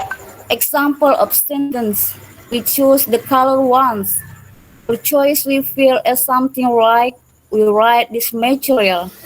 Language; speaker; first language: English; non-native, learner; Indonesian